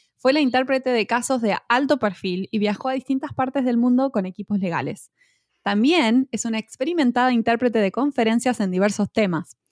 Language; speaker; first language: Spanish; native; Spanish